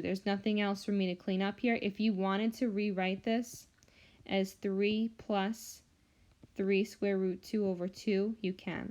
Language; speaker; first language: English; native; English